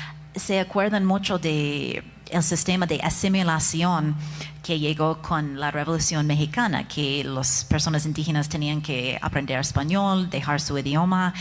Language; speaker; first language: Spanish; non-native, fluent; English